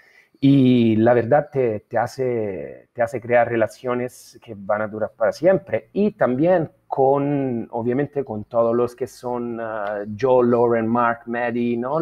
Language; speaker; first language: Spanish; non-native, fluent; Italian